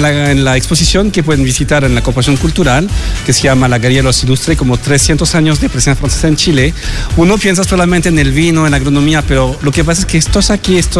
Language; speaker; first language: Spanish; non-native, fluent; French